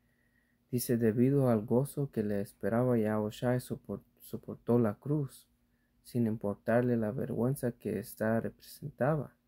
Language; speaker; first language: Spanish; early bilingual, heritage; Spanish